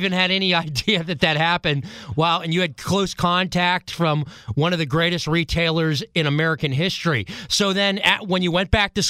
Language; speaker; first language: English; native; English